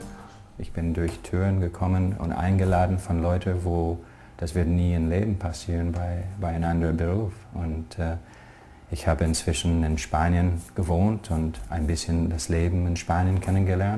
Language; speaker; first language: German; non-native, fluent; English